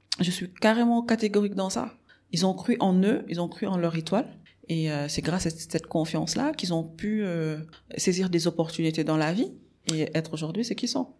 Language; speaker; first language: French; non-native, local second language; Wolof